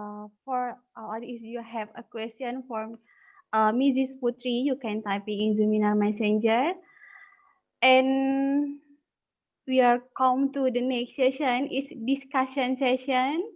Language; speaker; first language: English; non-native, learner; Indonesian